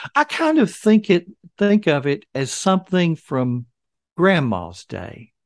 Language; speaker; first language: English; native; English